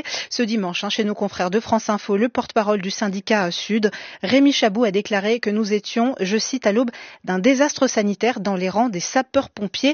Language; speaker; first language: French; native; French